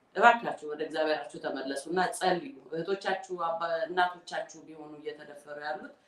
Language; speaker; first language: Amharic; non-native, local second language; Tigrinya